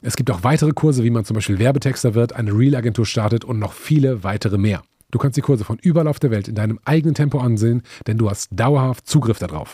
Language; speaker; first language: German; native; German